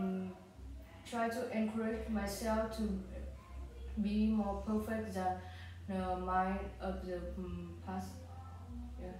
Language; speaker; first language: English; non-native, learner; Vietnamese